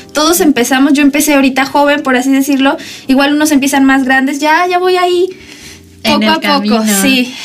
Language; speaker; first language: Spanish; native; Spanish